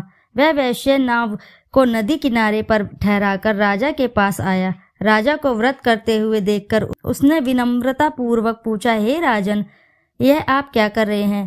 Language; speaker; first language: Hindi; native; Hindi